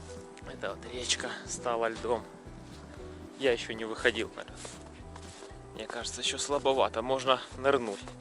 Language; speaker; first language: Russian; native; Russian